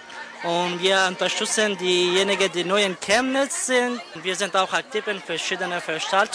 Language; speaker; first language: German; non-native, fluent; Persian